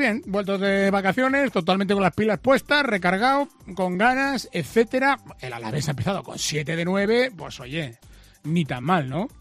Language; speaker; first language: Spanish; native; Spanish